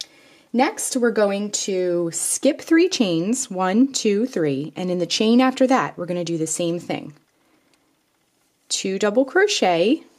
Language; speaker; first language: English; native; English